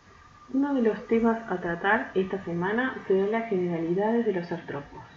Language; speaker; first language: Spanish; native; Spanish